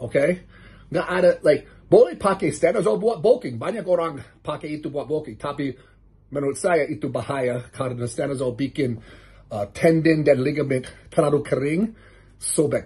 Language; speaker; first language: Indonesian; non-native, learner; English